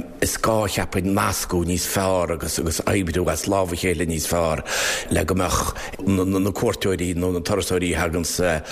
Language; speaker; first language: Irish; native; Irish